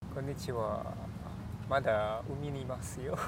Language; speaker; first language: Japanese; non-native, learner; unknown